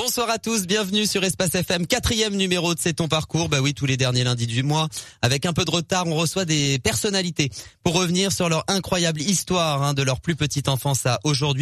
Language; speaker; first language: French; native; French